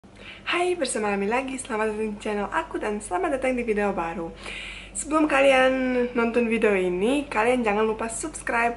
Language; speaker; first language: Indonesian; non-native, fluent; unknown